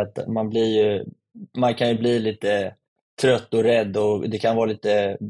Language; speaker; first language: Swedish; native; Swedish